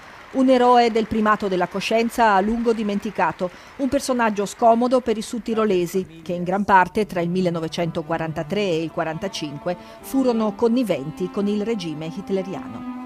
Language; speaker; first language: Italian; native; Italian